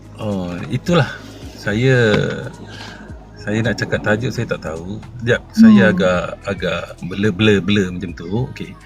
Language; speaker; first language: Malay; native; Malay